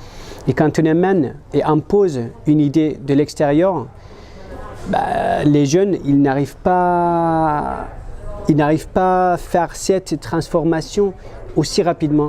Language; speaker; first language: French; non-native, fluent; Turkish